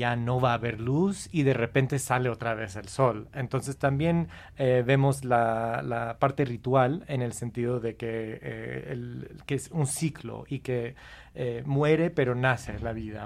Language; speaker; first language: Spanish; non-native, fluent; English